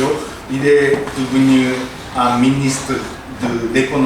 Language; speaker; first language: French; non-native, learner; Japanese